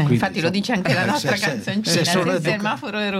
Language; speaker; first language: Italian; native; Italian